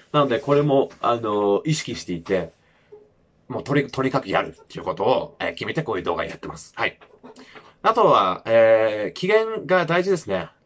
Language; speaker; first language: Japanese; non-native, fluent; English